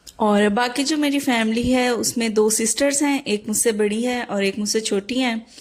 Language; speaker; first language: Urdu; native; Urdu